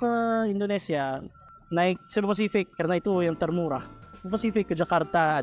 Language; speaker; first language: Indonesian; non-native, fluent; Filipino